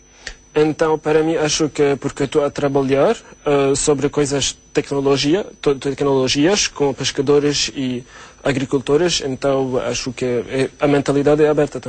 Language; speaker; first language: Portuguese; non-native, learner; Arabic